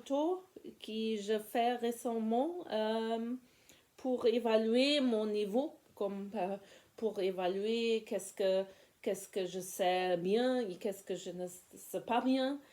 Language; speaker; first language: French; non-native, fluent; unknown